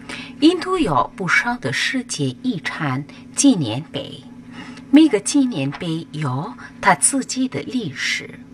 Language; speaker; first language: Chinese; non-native, learner; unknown